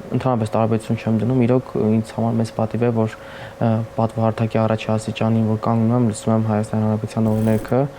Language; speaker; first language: Armenian; non-native, local second language; Kurdish